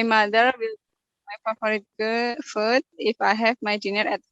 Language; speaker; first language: English; non-native, learner; Indonesian